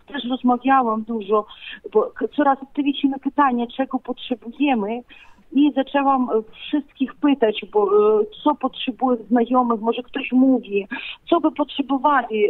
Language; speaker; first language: Polish; non-native, fluent; Ukrainian